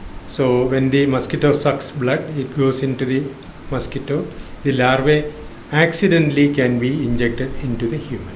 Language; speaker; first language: English; non-native, local second language; Malayalam